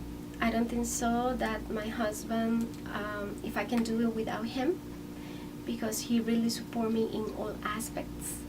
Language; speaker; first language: English; non-native, fluent; Spanish